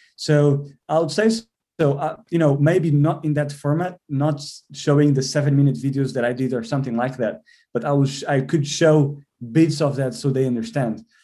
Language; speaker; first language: English; non-native, fluent; Portuguese